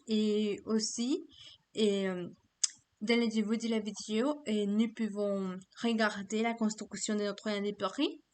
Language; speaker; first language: French; non-native, learner; Spanish